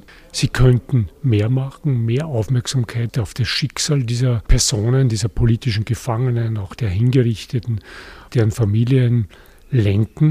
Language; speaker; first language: German; native; German